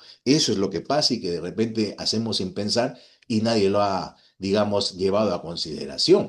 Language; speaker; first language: Spanish; native; Spanish